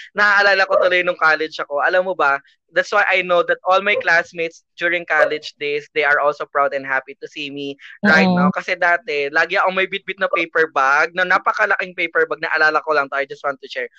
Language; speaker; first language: Filipino; native; Filipino